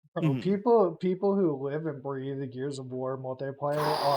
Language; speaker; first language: English; native; English